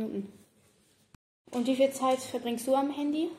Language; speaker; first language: German; native; German